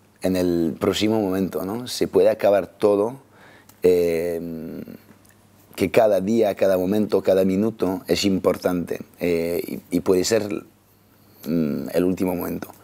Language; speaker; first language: Spanish; non-native, fluent; French